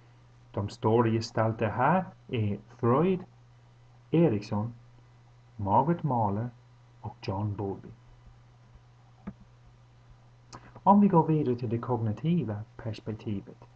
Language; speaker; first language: Swedish; non-native, fluent; English